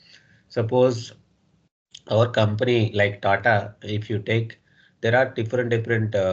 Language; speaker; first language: English; non-native, local second language; Telugu